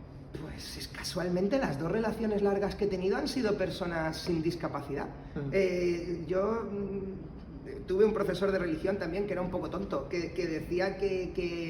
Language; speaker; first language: Spanish; native; Spanish